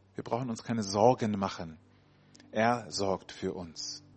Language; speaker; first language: German; native; German